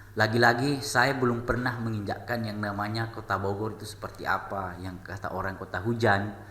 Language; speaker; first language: Indonesian; non-native, local second language; Buginese